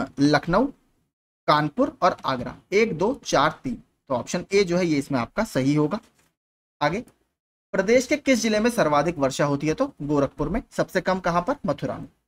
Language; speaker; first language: Hindi; native; Hindi